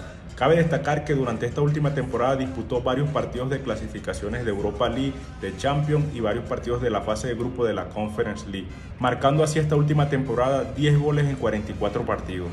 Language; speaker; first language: Spanish; native; Spanish